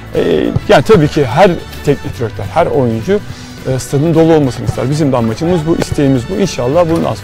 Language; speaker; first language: Turkish; native; Turkish